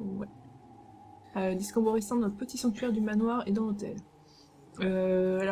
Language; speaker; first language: French; native; French